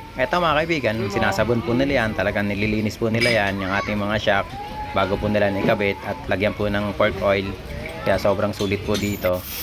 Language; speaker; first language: Filipino; native; Filipino